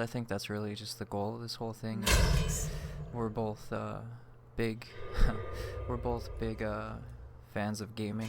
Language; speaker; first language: English; native; English